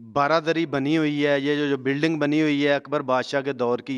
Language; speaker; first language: Urdu; non-native, local second language; Punjabi